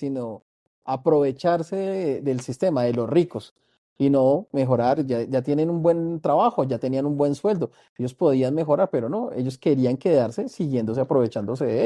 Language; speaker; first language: Spanish; native; Spanish